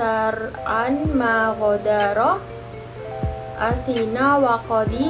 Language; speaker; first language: Arabic; non-native, learner; Indonesian